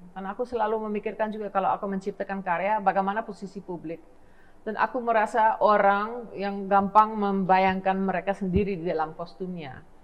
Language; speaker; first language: Indonesian; non-native, fluent; Dutch